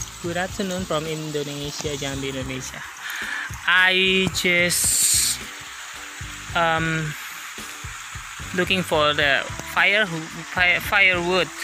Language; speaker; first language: English; non-native, learner; Indonesian